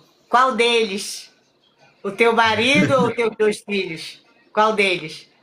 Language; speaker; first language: Portuguese; native; Portuguese